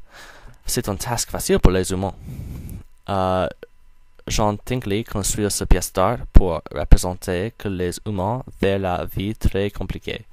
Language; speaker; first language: French; non-native, learner; English